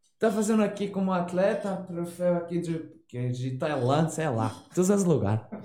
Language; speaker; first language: Portuguese; non-native, learner; Arabic